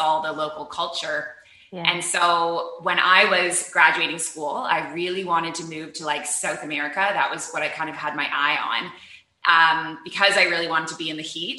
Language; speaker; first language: English; native; English